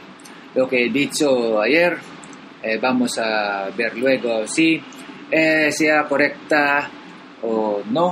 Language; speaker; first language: Spanish; non-native, learner; Filipino